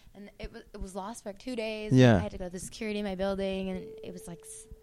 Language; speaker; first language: English; native; English